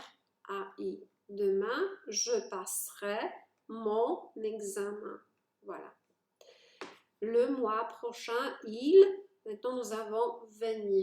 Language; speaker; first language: French; non-native, fluent; Polish